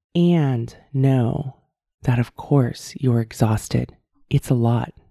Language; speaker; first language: English; native; English